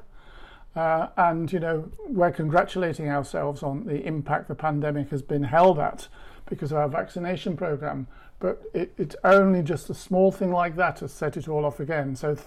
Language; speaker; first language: English; native; English